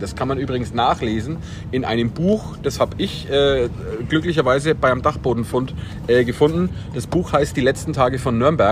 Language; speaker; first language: German; native; German